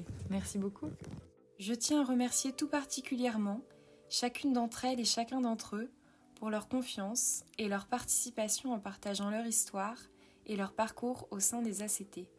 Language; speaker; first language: French; native; French